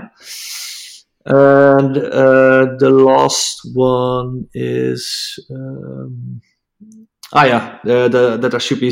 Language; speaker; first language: English; non-native, fluent; Dutch